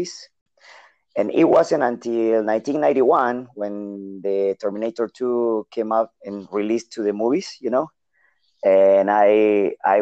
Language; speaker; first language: English; non-native, learner; Spanish